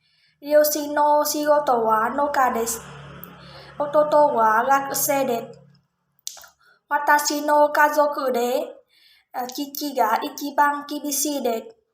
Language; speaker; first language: Japanese; non-native, learner; Vietnamese